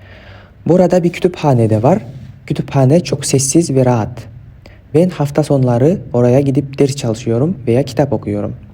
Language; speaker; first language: Turkish; non-native, fluent; Kyrgyz